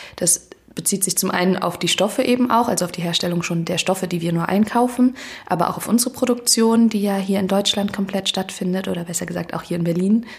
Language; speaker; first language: German; native; German